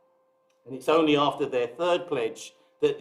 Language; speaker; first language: English; native; English